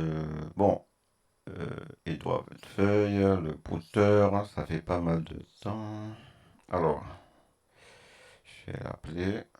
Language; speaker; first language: French; native; French